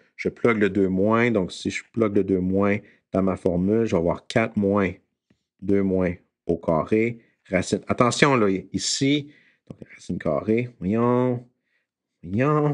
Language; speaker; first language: French; native; French